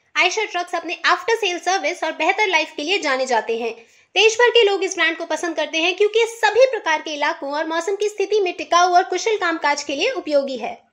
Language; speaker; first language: Hindi; native; Hindi